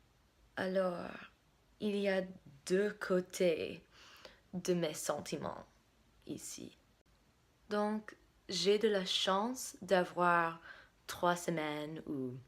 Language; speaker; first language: French; non-native, fluent; English